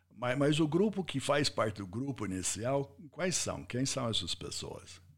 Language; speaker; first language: Portuguese; non-native, fluent; English